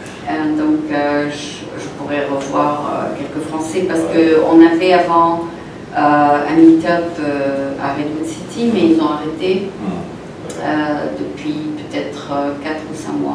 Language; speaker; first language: French; non-native, fluent; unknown